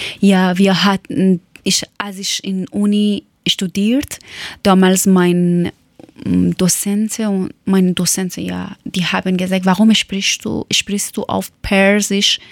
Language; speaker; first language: German; non-native, learner; Persian